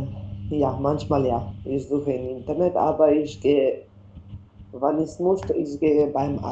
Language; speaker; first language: German; non-native, learner; Macedonian